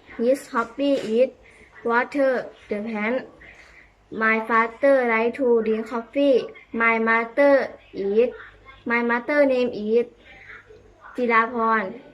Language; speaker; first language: English; non-native, learner; Thai